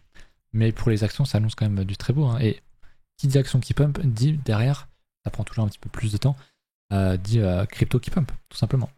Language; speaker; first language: French; native; French